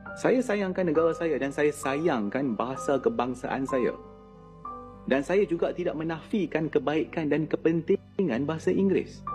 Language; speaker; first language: Malay; native; Malay